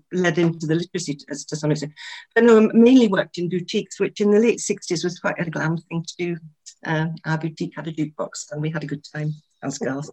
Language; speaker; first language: English; native; English